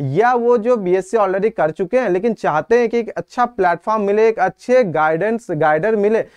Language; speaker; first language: Hindi; native; Hindi